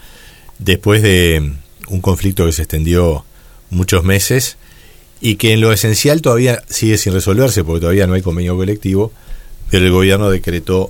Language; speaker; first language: Spanish; native; Spanish